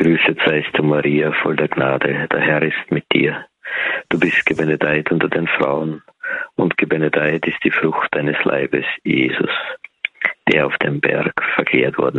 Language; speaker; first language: German; native; German